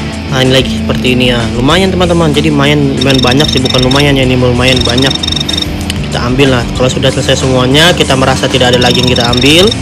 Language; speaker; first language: Indonesian; native; Indonesian